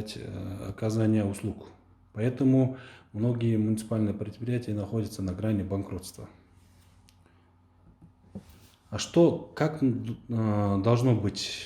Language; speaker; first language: Russian; non-native, local second language; Kyrgyz